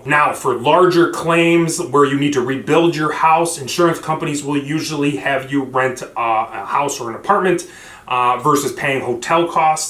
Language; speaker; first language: English; native; English